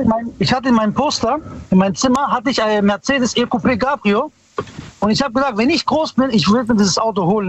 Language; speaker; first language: German; early bilingual, other home language; Italian